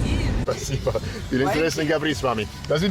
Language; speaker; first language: Russian; non-native, learner; English